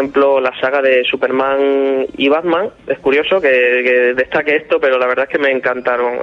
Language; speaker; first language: Spanish; native; Spanish